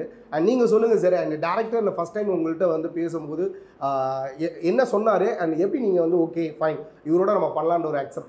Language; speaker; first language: Tamil; native; Tamil